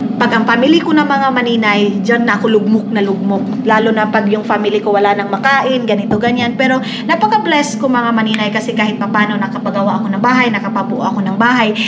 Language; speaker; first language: Filipino; non-native, local second language; Cebuano